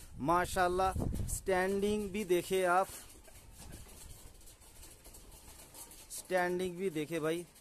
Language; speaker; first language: Hindi; non-native, local second language; Bangla